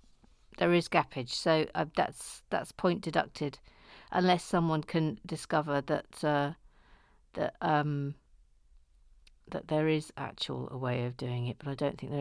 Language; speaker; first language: English; native; English